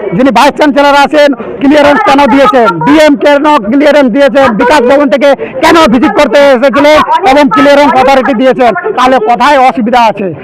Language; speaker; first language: Bangla; non-native, local second language; Santali